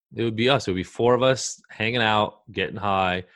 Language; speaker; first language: English; early bilingual, other home language; Hebrew